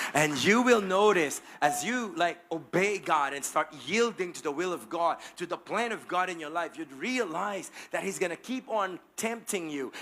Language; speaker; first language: English; non-native, local second language; Filipino